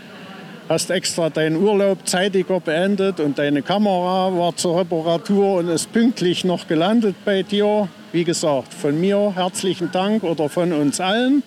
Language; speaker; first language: German; native; German